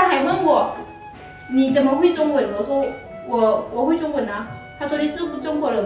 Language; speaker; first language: Chinese; non-native, fluent; Lao